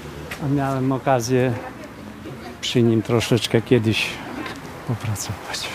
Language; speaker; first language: Polish; native; Polish